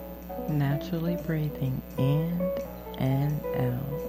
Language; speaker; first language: English; native; English